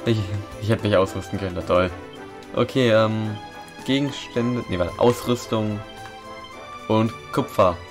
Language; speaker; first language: German; native; German